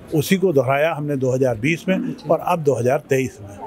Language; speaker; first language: Hindi; native; Hindi